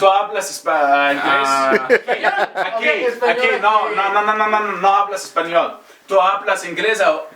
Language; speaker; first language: Spanish; non-native, learner; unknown